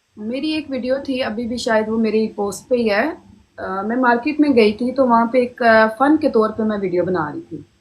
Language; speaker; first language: Urdu; early bilingual, heritage; Hindi